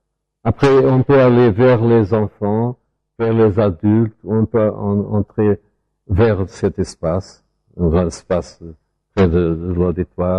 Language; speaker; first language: French; non-native, fluent; Portuguese